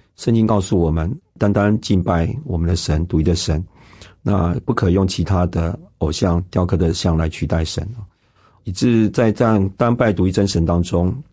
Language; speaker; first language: Chinese; non-native, local second language; Hakka Chinese